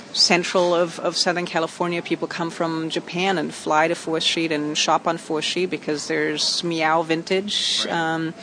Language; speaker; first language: English; non-native, fluent; German